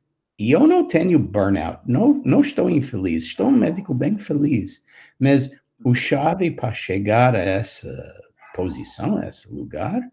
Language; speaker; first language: Portuguese; non-native, fluent; English